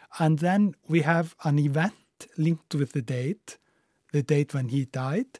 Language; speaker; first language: English; non-native, fluent; Icelandic